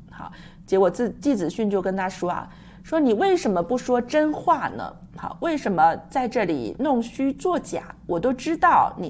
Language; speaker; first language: Chinese; native; Chinese